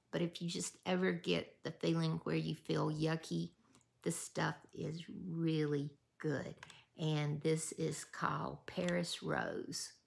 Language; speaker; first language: English; native; English